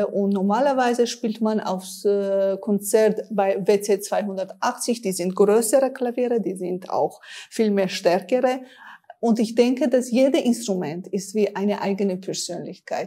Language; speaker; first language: German; non-native, fluent; Armenian